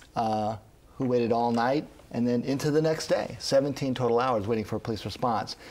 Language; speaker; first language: English; native; English